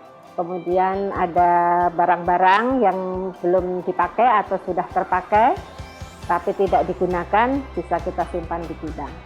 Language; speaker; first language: Indonesian; native; Indonesian